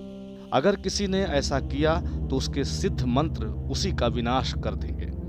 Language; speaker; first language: Hindi; native; Hindi